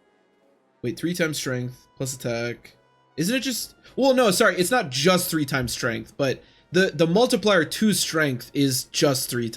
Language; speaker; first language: English; native; English